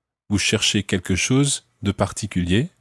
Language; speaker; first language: French; non-native, fluent; English